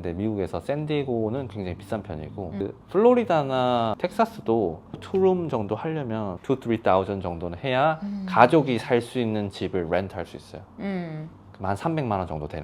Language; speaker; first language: Korean; non-native, local second language; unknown